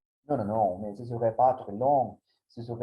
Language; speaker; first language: French; non-native, learner; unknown